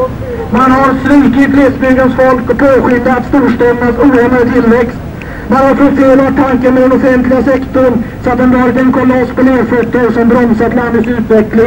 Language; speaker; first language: Swedish; native; Swedish